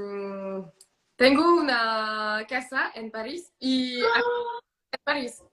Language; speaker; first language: Spanish; non-native, learner; French